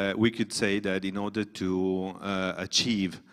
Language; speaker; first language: English; non-native, fluent; Italian